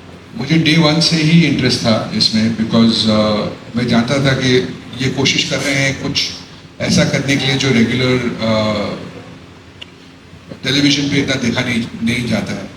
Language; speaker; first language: Hindi; native; Hindi